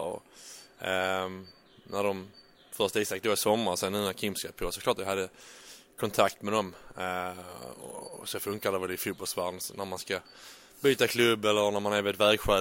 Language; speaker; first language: Swedish; native; Swedish